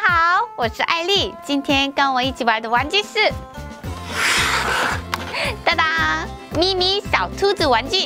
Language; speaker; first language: Chinese; non-native, fluent; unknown